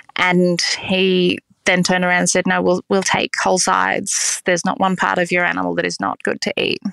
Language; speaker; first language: English; native; English